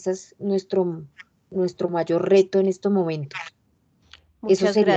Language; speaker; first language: Spanish; native; Spanish